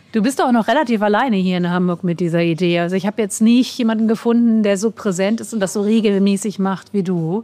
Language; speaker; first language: German; native; German